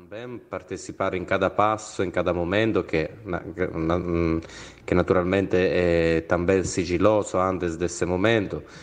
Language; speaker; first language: Portuguese; non-native, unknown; Italian